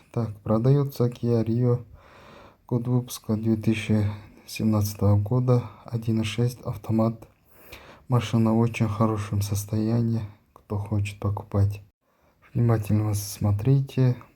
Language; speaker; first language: Russian; non-native, local second language; Kyrgyz